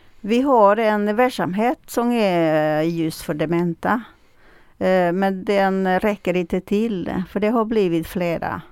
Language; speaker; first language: Swedish; non-native, fluent; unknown